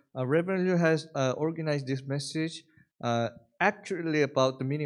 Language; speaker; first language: English; non-native, fluent; Korean